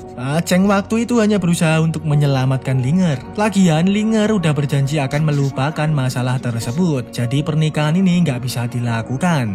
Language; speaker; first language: Indonesian; native; Indonesian